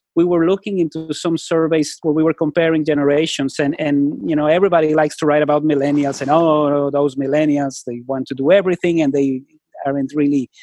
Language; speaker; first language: English; non-native, fluent; Spanish